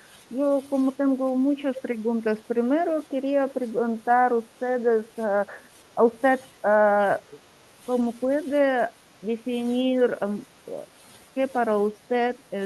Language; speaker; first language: Spanish; non-native, learner; Russian